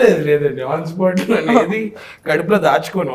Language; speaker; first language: Telugu; native; Telugu